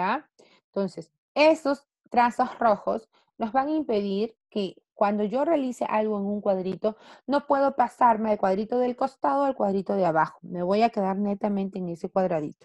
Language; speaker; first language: Spanish; native; Spanish